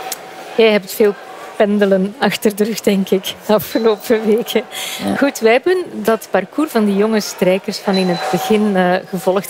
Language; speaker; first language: Dutch; native; Dutch